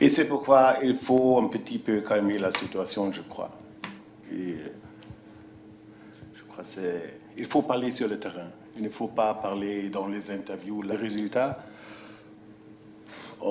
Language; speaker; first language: French; non-native, fluent; German